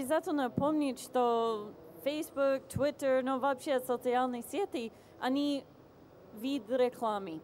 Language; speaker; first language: Russian; non-native, fluent; English